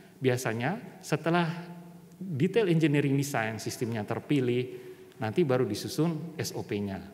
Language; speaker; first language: Indonesian; native; Indonesian